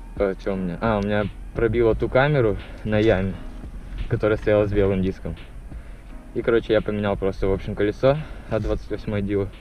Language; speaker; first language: Russian; native; Russian